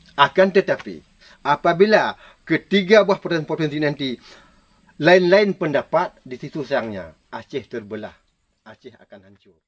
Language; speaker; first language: Malay; non-native, local second language; Minangkabau